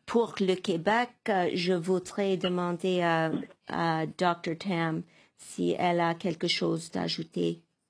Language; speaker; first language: French; non-native, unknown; English